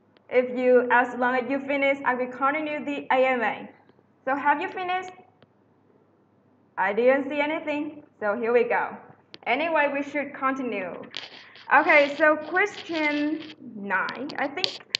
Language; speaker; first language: English; non-native, fluent; Vietnamese